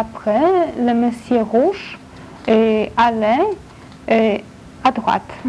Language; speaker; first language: French; non-native, learner; Polish